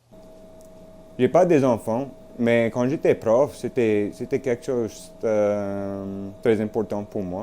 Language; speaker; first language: French; non-native, local second language; English